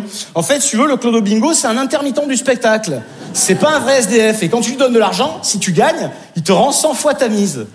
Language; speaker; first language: French; native; French